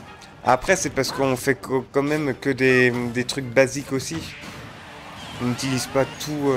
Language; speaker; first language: French; native; French